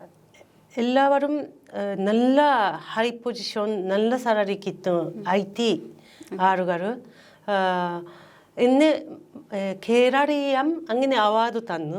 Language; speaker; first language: Malayalam; non-native, learner; Japanese